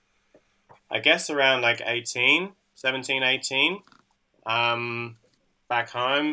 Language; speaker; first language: English; native; English